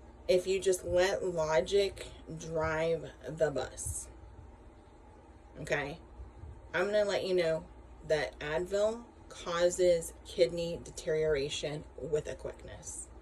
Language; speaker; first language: English; native; English